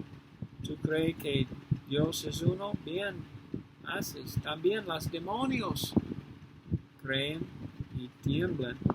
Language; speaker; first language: Spanish; non-native, fluent; English